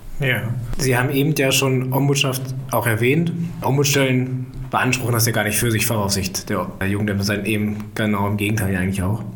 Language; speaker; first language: German; native; German